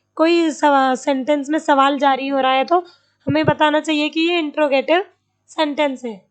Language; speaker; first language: Urdu; native; Urdu